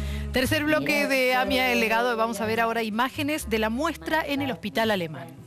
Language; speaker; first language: Spanish; native; Spanish